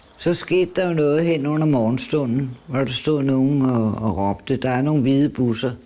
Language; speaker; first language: Danish; native; Danish